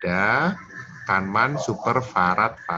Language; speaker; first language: German; non-native, fluent; Indonesian